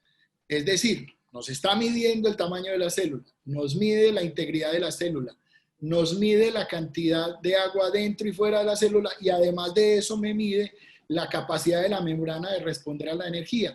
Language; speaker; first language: Spanish; native; Spanish